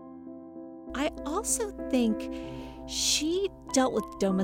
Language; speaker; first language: English; native; English